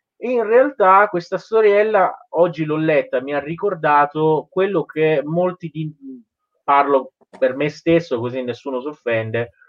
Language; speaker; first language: Italian; non-native, fluent; Persian